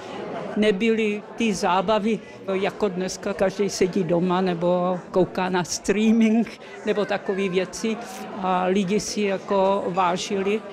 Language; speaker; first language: Czech; early bilingual, other home language; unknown